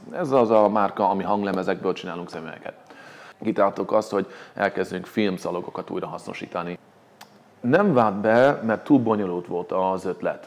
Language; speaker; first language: Hungarian; early bilingual, heritage; English